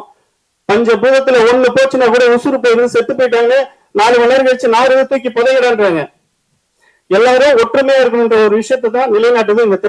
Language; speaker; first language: Tamil; native; Tamil